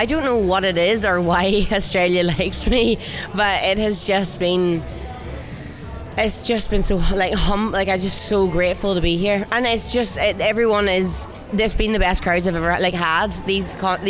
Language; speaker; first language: English; native; English